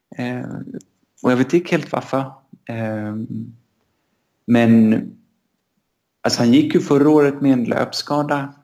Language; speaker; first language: Swedish; native; Swedish